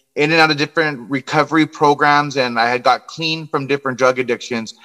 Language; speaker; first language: English; native; English